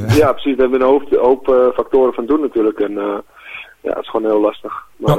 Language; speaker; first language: Dutch; native; Dutch